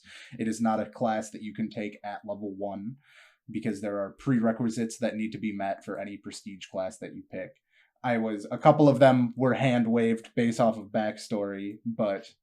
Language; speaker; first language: English; native; English